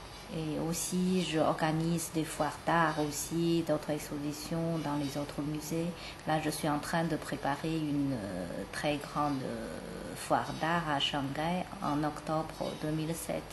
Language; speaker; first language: French; non-native, fluent; Chinese